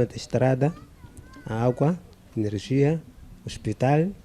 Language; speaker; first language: Portuguese; non-native, local second language; Makhuwa